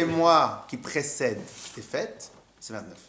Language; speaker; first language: French; native; French